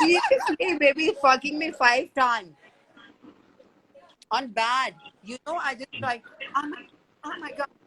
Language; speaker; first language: English; non-native, learner; Hindi